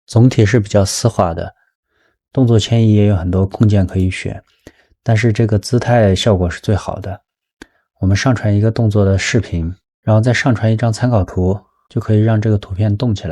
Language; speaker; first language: Chinese; native; Chinese